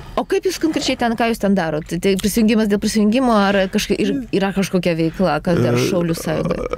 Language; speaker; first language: Lithuanian; non-native, local second language; Polish